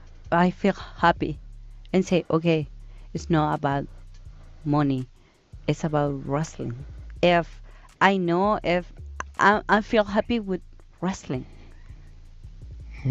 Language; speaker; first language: English; non-native, learner; Spanish